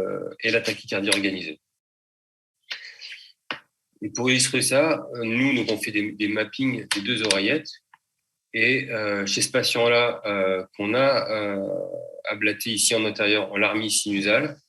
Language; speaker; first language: French; native; French